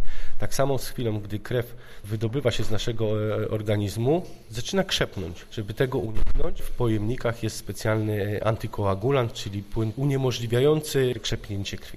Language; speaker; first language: Polish; native; Polish